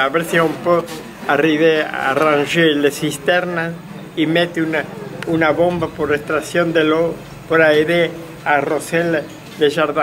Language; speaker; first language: French; non-native, learner; Spanish